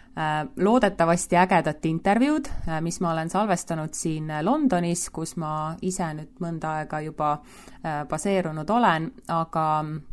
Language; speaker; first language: Estonian; native; Estonian